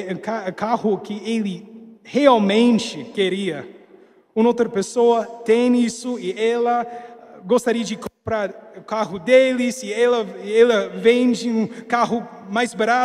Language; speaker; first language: Portuguese; non-native, fluent; English